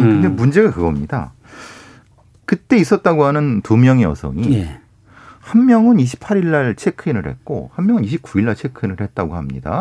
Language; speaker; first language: Korean; native; Korean